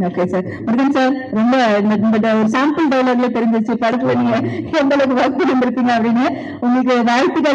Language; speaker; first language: Tamil; native; Tamil